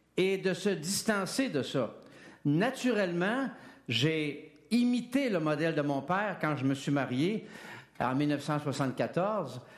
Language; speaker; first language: French; native; French